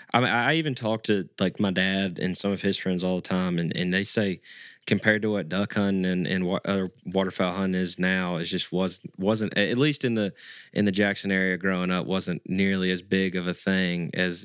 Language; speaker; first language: English; native; English